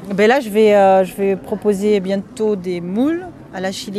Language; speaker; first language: French; early bilingual, other home language; Spanish